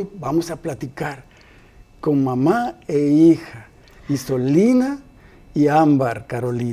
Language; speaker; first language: Spanish; native; Spanish